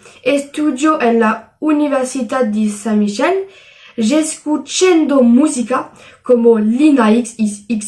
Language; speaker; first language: Spanish; non-native, learner; French